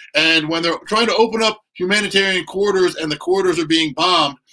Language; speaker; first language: English; native; English